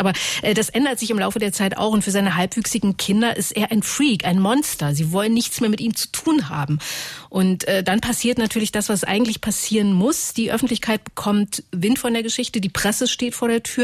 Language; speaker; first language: German; native; German